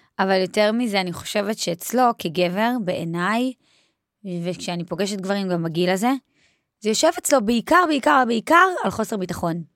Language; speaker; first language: Hebrew; native; Hebrew